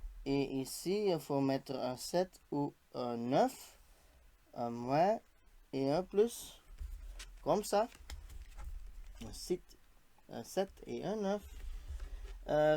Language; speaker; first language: French; non-native, local second language; Dutch